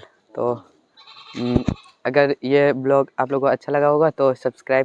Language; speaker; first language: Hindi; non-native, local second language; Magahi